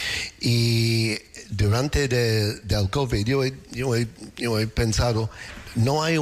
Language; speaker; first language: Spanish; non-native, learner; English